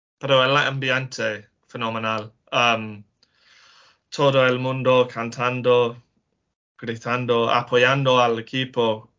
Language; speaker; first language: Spanish; non-native, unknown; English